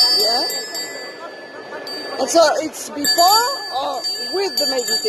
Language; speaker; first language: English; non-native, learner; French